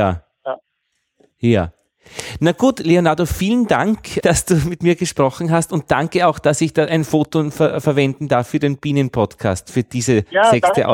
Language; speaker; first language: German; native; German